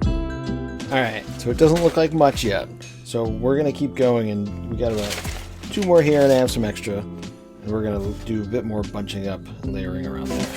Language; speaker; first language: English; native; English